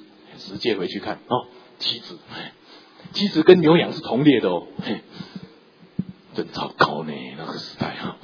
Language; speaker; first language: Chinese; native; Chinese